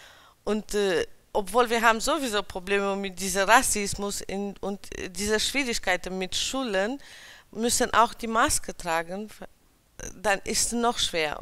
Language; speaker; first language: German; early bilingual, other home language; Romany